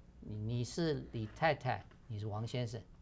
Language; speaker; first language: Chinese; non-native, fluent; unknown